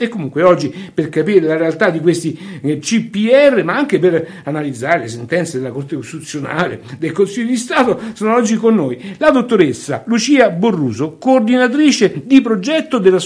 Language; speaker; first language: Italian; native; Italian